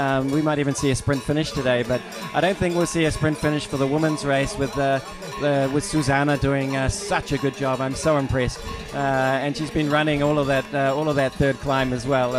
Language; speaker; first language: English; native; English